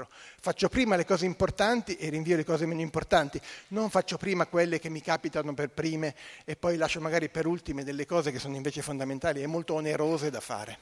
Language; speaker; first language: Italian; native; Italian